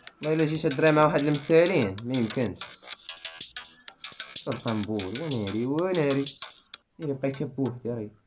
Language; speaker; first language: Arabic; native; Arabic